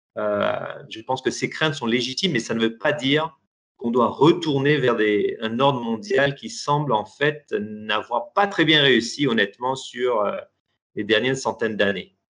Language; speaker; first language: French; non-native, local second language; Persian